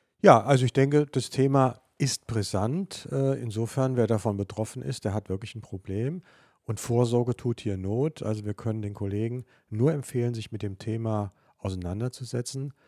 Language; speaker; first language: German; native; German